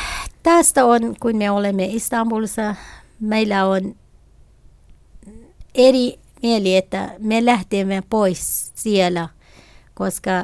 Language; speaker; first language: Finnish; non-native, learner; Kurdish